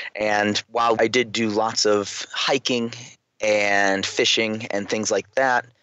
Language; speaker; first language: English; native; English